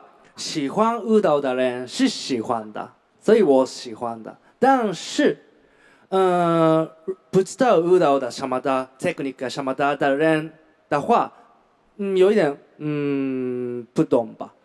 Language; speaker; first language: Chinese; non-native, learner; Japanese